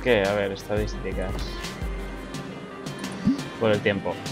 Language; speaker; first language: Spanish; native; Spanish